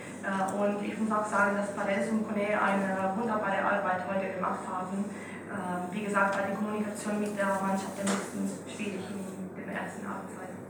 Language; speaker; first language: German; non-native, fluent; Italian